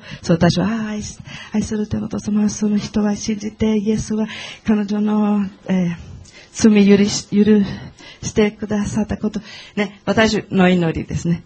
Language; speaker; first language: Japanese; non-native, learner; English